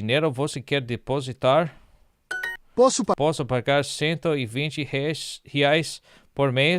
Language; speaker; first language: Portuguese; non-native, learner; English